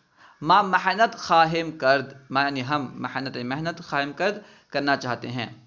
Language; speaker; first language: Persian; non-native, fluent; Urdu